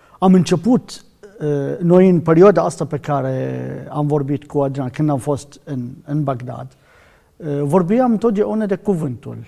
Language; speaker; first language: Romanian; non-native, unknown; Arabic